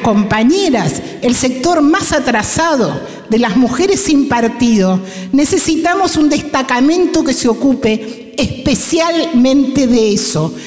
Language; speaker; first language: Spanish; native; Spanish